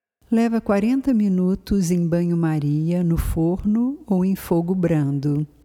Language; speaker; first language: Portuguese; native; Portuguese